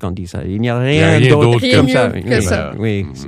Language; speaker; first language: French; non-native, fluent; English